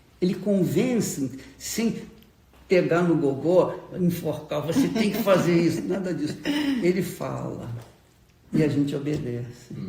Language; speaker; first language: Portuguese; native; Portuguese